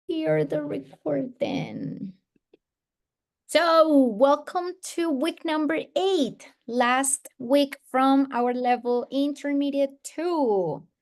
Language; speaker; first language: English; non-native, fluent; Spanish